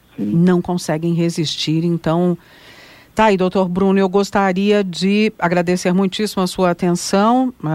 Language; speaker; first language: Portuguese; native; Portuguese